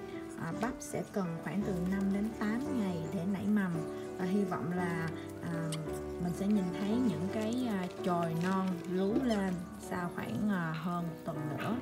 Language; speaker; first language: Vietnamese; native; Vietnamese